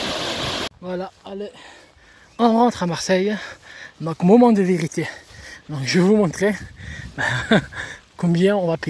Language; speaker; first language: French; native; French